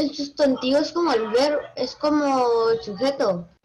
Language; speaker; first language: Spanish; native; Spanish